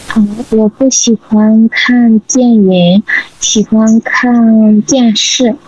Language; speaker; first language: Chinese; non-native, learner; Burmese